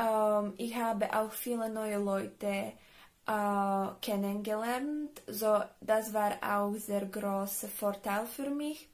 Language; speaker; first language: German; non-native, learner; Slovak